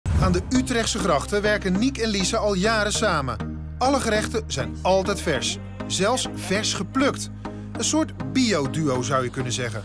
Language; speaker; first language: Dutch; native; Dutch